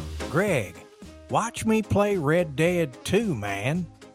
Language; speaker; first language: English; early bilingual, other home language; Spanish